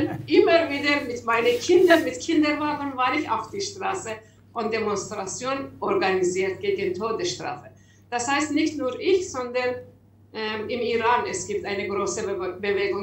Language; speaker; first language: German; non-native, learner; Persian